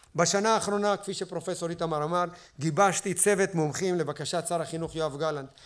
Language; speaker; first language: Hebrew; native; Hebrew